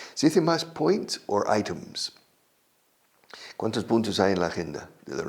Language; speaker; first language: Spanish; non-native, fluent; English